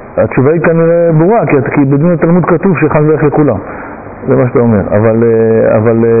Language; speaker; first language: Hebrew; native; Hebrew